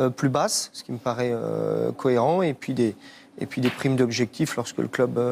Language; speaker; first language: French; native; French